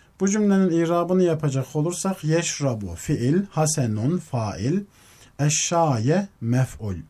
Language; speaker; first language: Turkish; native; Turkish